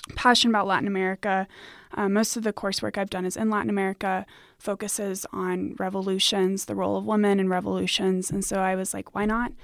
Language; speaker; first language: English; native; English